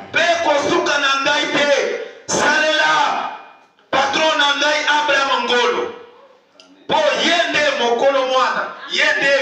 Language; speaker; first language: Lingala; native; Lingala